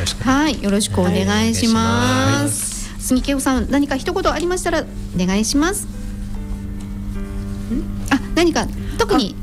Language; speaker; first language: Japanese; native; Japanese